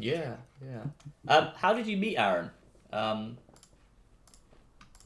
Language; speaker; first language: English; native; English